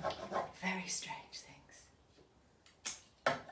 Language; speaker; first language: English; native; English